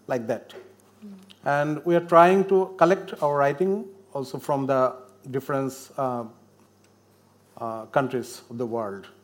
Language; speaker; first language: English; non-native, learner; Bangla